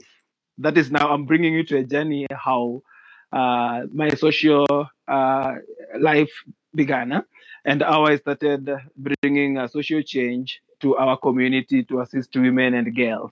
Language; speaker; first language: English; non-native, local second language; Luo (Kenya and Tanzania)